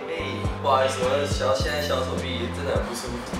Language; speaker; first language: Chinese; native; Chinese